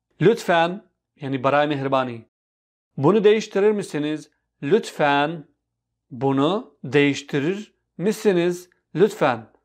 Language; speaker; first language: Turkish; non-native, fluent; Urdu